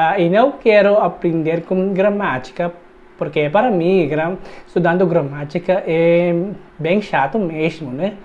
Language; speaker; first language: Portuguese; non-native, learner; Filipino